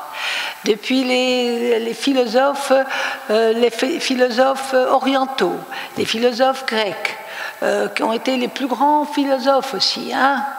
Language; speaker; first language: French; non-native, local second language; Arabic